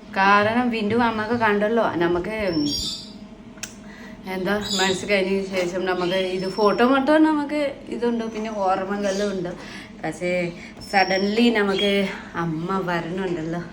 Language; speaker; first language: Malayalam; non-native, learner; Nepali